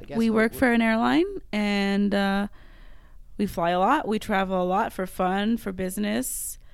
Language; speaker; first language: English; non-native, fluent; French